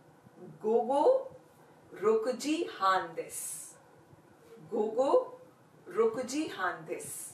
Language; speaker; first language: Japanese; non-native, fluent; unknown